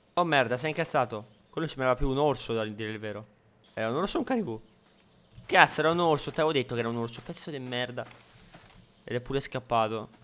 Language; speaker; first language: Italian; native; Italian